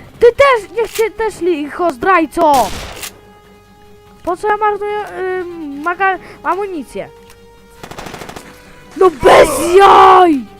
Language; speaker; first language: Polish; native; Polish